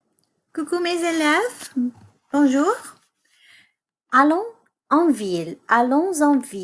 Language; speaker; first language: French; non-native, fluent; English